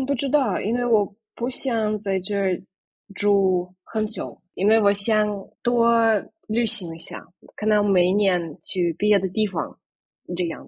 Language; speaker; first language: Chinese; non-native, fluent; Russian